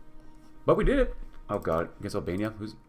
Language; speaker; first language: English; native; English